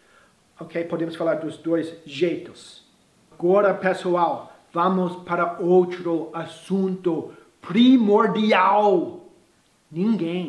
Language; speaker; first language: Portuguese; non-native, fluent; English